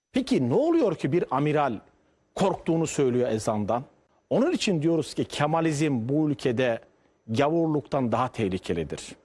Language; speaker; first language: Turkish; native; Turkish